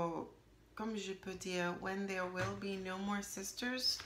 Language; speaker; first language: French; non-native, learner; English